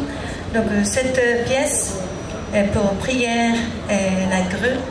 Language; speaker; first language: French; non-native, learner; Japanese